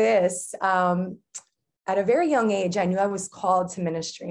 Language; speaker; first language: English; native; English